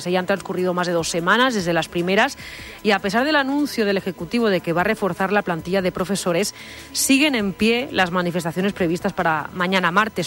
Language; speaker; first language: Spanish; native; Spanish